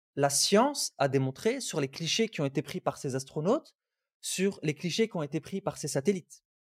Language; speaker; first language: French; non-native, local second language; Arabic